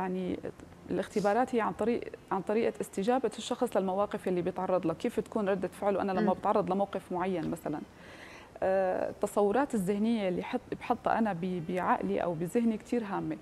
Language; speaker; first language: Arabic; native; Arabic